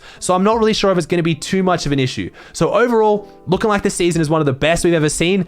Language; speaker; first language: English; native; English